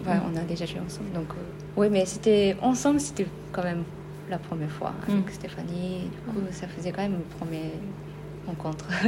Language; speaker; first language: French; non-native, fluent; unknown